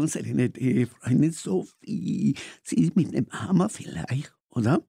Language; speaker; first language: German; non-native, learner; Spanish